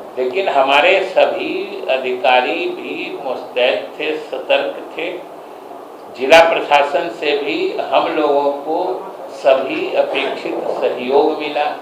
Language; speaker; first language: Hindi; native; Hindi